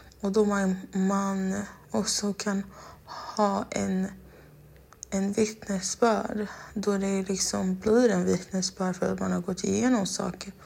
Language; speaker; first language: Swedish; non-native, local second language; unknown